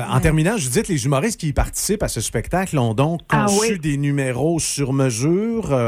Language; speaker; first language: French; native; French